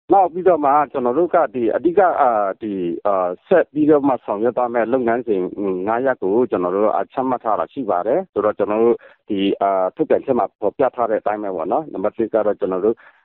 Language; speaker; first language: Burmese; non-native, local second language; Western Kayah